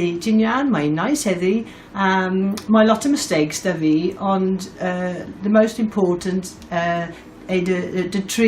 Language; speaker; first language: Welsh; non-native, local second language; English